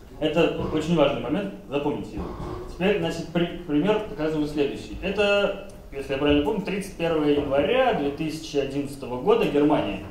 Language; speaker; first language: Russian; native; Russian